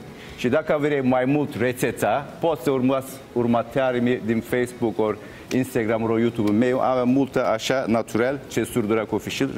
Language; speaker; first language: Romanian; non-native, learner; Turkish